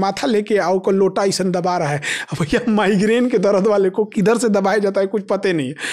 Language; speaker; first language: Hindi; native; Hindi